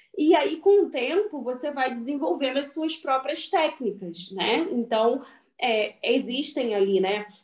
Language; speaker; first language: Portuguese; native; Portuguese